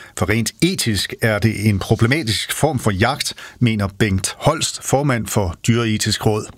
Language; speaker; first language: Danish; native; Danish